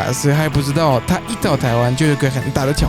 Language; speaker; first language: Chinese; native; Chinese